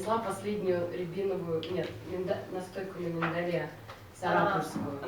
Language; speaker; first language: Russian; native; Russian